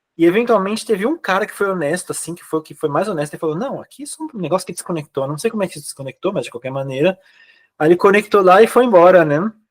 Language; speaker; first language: Portuguese; native; Portuguese